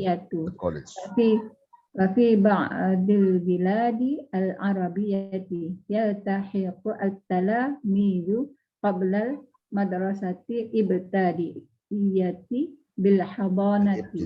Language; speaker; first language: Arabic; non-native, learner; Malay